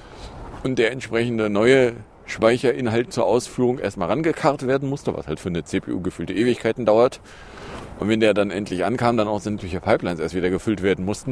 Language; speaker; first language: German; native; German